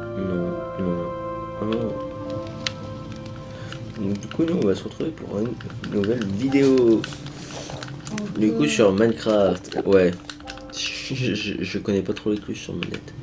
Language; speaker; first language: French; native; French